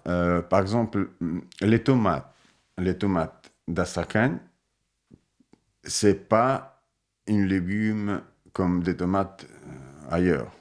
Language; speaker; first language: French; non-native, fluent; Russian